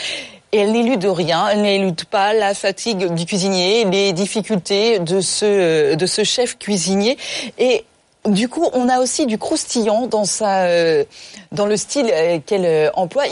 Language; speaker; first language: French; native; French